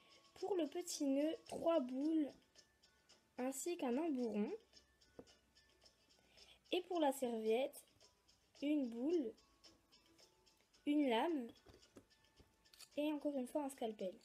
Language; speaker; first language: French; native; French